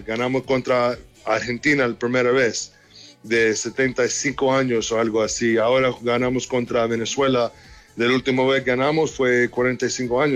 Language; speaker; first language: Spanish; early bilingual, heritage; English